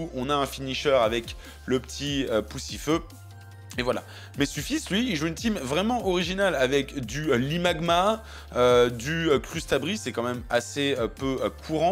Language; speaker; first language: French; native; French